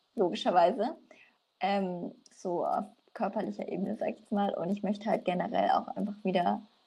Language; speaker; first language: German; native; German